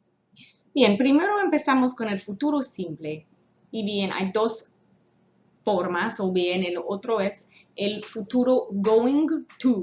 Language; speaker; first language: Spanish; non-native, fluent; English